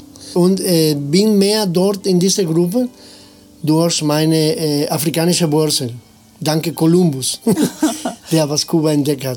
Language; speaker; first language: German; non-native, fluent; Spanish